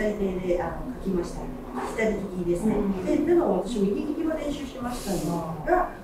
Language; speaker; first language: Japanese; non-native, fluent; Chinese